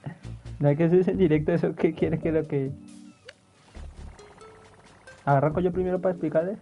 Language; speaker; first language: Spanish; native; Spanish